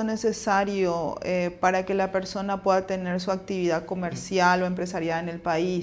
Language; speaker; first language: Spanish; native; Spanish